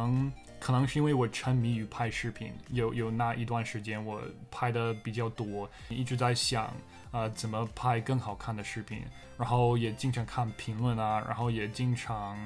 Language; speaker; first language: Chinese; non-native, fluent; English